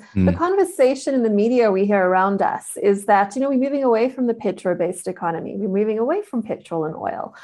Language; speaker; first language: English; native; English